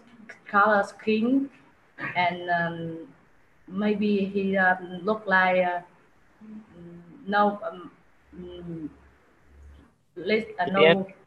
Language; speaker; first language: English; non-native, learner; Vietnamese